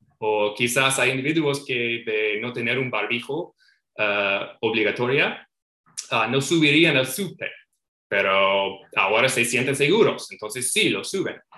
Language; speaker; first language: Spanish; non-native, fluent; English